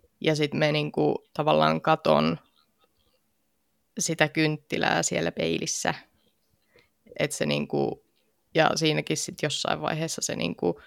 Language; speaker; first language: Finnish; native; Finnish